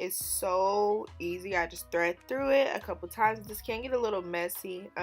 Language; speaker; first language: English; native; English